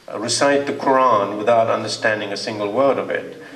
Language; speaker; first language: English; native; English